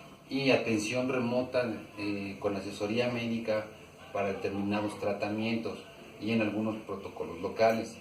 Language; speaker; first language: Spanish; native; Spanish